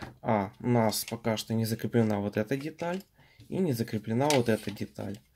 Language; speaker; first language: Russian; native; Russian